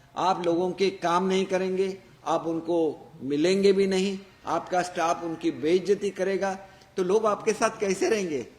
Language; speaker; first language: Hindi; non-native, local second language; Marathi